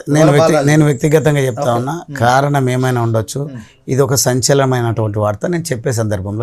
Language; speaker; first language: Telugu; native; Telugu